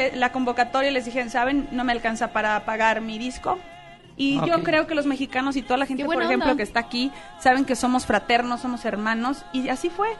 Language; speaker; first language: Spanish; native; Spanish